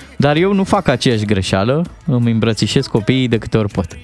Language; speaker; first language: Romanian; native; Romanian